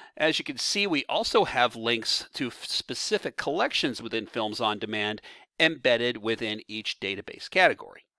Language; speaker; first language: English; native; English